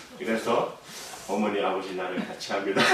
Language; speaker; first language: Korean; native; Korean